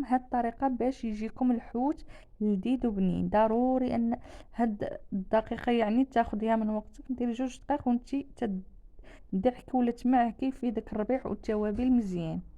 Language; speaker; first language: Arabic; native; Arabic